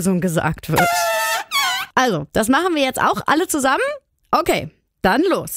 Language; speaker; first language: German; native; German